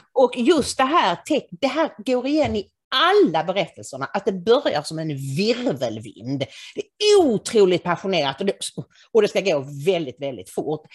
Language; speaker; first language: Swedish; native; Swedish